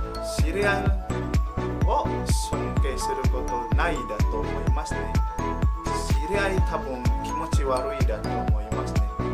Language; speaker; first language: Japanese; non-native, learner; Indonesian